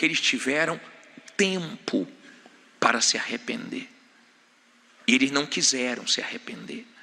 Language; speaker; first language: Portuguese; native; Portuguese